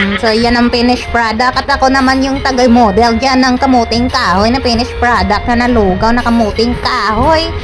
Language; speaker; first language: Filipino; non-native, local second language; Cebuano